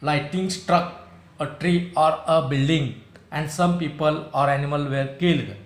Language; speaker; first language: English; non-native, local second language; Marathi